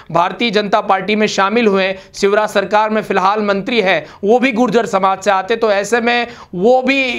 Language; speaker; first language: Hindi; native; Hindi